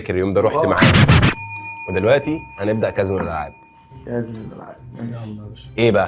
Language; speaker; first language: Arabic; native; Arabic